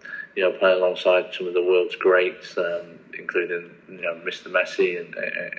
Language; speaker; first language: English; native; English